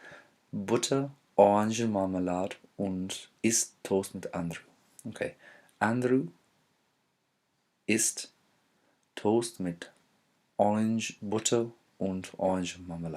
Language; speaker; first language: German; non-native, fluent; English